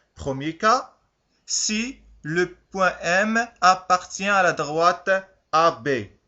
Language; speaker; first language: French; non-native, local second language; Arabic